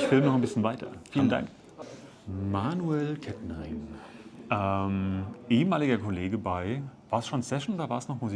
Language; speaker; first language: German; native; German